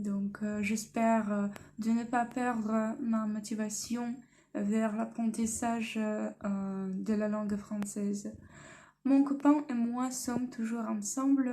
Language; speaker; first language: French; non-native, learner; Russian